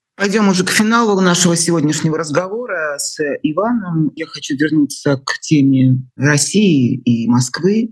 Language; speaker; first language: Russian; native; Russian